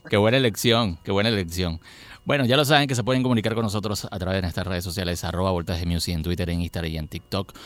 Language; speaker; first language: Spanish; native; Spanish